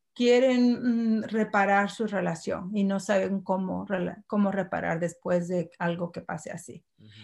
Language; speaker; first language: Spanish; early bilingual, heritage; Spanish